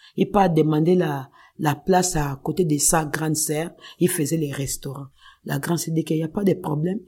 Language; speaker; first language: French; non-native, local second language; Kongo